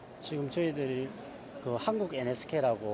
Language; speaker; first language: Korean; native; Korean